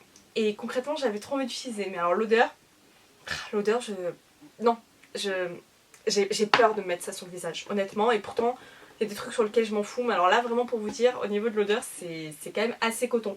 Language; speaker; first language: French; native; French